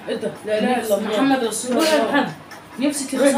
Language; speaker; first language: Arabic; native; Arabic